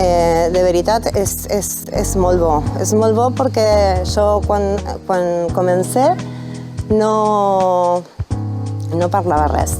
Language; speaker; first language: Catalan; non-native, learner; Spanish